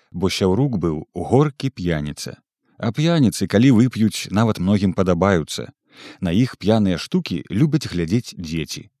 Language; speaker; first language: Belarusian; native; Belarusian